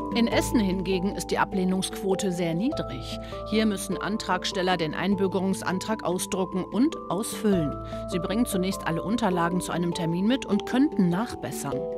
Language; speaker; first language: German; native; German